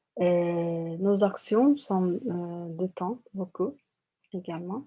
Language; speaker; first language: French; non-native, learner; Turkish